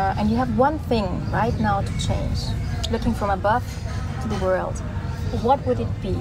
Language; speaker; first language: English; non-native, fluent; German